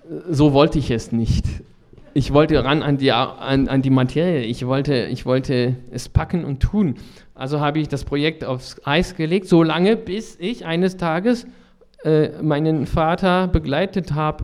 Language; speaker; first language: German; non-native, fluent; French